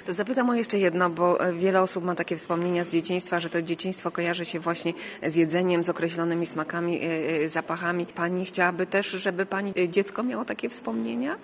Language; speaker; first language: Polish; native; Polish